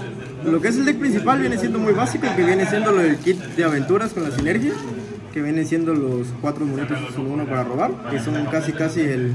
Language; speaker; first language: Spanish; native; Spanish